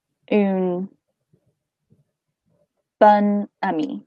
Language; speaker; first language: French; non-native, learner; English